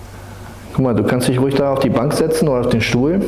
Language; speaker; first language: German; native; German